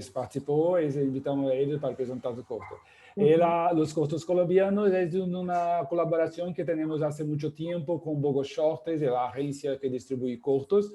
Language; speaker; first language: Spanish; non-native, fluent; Portuguese